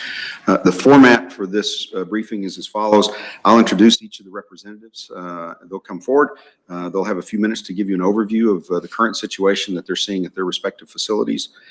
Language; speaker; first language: English; native; English